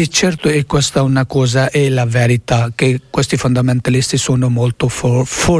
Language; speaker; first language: Italian; non-native, learner; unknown